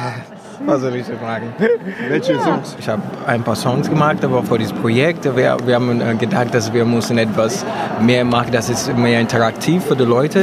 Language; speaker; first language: German; non-native, learner; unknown